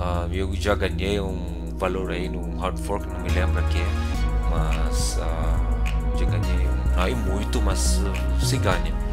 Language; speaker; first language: Portuguese; non-native, fluent; Filipino